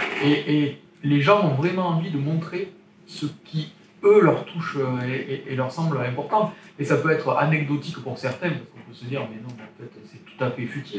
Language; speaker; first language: French; native; French